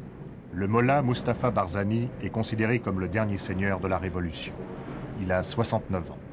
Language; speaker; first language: French; native; French